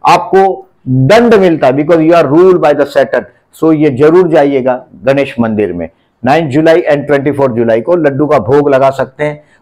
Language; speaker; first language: Hindi; native; Hindi